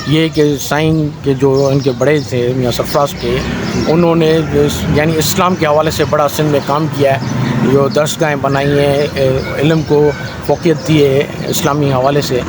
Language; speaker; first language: Urdu; non-native, local second language; Sindhi